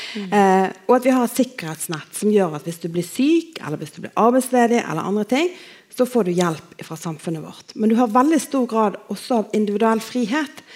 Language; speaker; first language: Norwegian; native; Norwegian